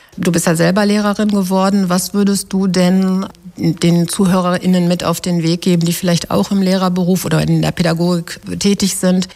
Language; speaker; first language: German; native; German